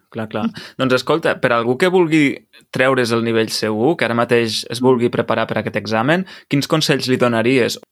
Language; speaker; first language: Catalan; native; Catalan